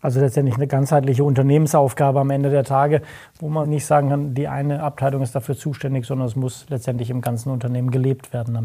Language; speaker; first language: German; native; German